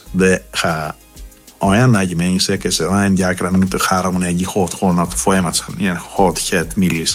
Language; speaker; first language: Hungarian; non-native, fluent; Greek